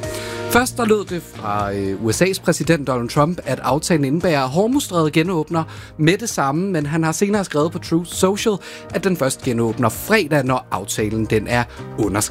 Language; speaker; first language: Danish; native; Danish